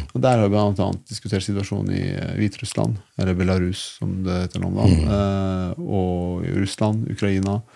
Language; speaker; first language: Norwegian; early bilingual, other home language; Persian